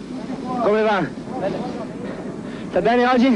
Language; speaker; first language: Italian; native; Italian